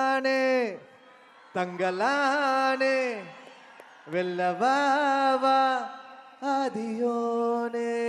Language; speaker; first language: Tamil; native; Tamil